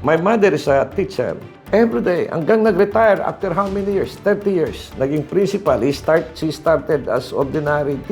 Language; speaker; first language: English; non-native, local second language; Cebuano